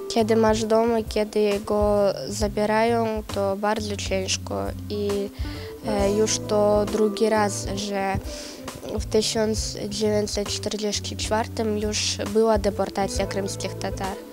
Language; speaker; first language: Polish; non-native, learner; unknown